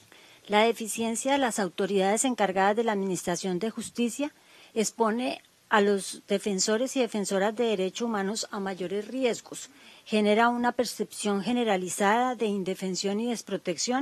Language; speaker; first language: Spanish; native; Spanish